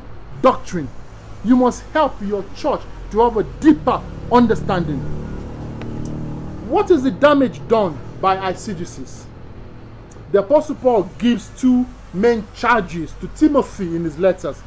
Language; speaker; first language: English; non-native, local second language; Yoruba